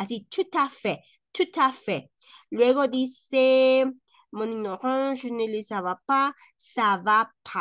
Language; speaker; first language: French; non-native, fluent; Spanish